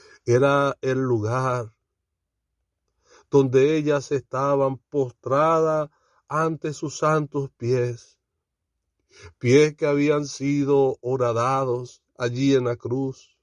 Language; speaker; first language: Spanish; native; Spanish